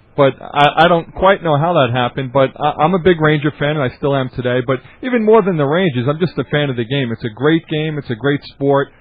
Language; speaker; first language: English; native; English